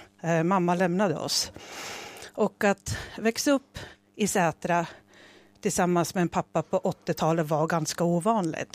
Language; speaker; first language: Swedish; native; Swedish